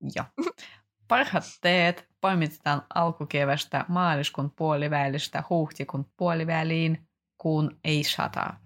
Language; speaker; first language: Finnish; non-native, fluent; Russian